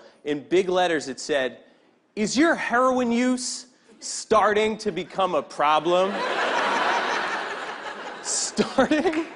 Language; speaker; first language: English; native; English